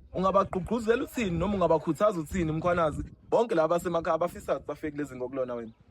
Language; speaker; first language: Zulu; native; Zulu